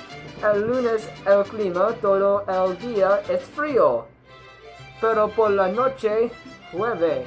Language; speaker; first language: Spanish; non-native, learner; English